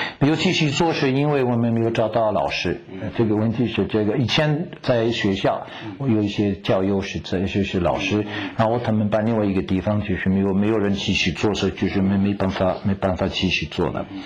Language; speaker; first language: Chinese; non-native, fluent; French